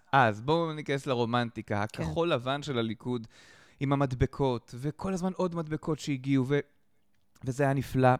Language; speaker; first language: Hebrew; native; Hebrew